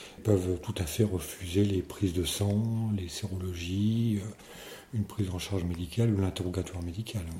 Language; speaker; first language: French; native; French